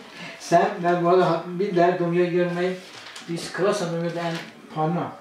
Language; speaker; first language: Swedish; non-native, learner; Kurdish